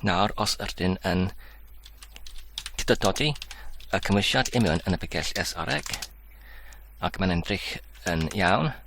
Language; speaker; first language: Welsh; non-native, learner; Polish